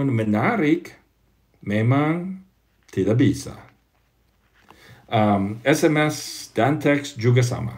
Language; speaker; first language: Indonesian; non-native, fluent; English